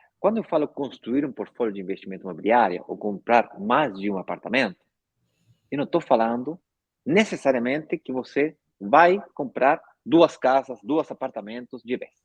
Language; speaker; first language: Portuguese; non-native, fluent; Spanish